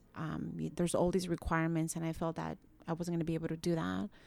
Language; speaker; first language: English; early bilingual, other home language; Spanish